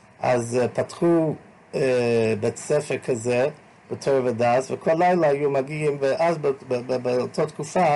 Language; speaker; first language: Hebrew; non-native, fluent; English